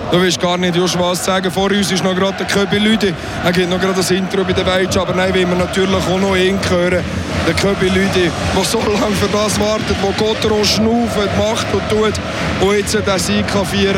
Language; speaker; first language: German; native; German